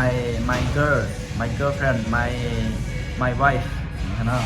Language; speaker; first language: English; non-native, learner; Shan